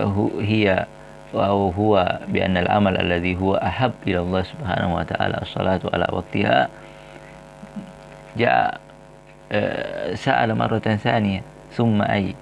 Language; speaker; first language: Arabic; non-native, fluent; Indonesian